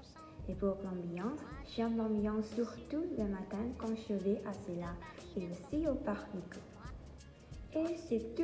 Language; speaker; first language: French; non-native, learner; Thai